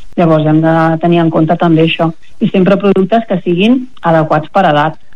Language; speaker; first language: Catalan; native; Catalan